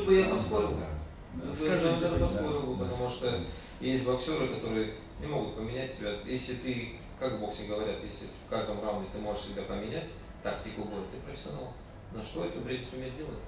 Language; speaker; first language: Russian; native; Russian